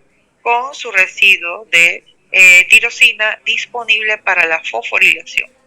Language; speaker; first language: Spanish; native; Spanish